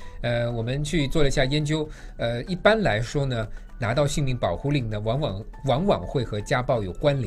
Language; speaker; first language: Chinese; native; Chinese